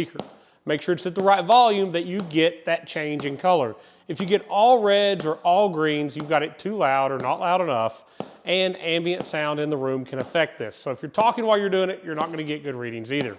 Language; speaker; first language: English; native; English